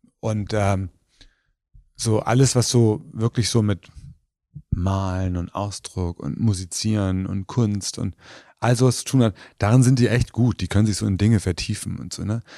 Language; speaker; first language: German; early bilingual, other home language; Turkish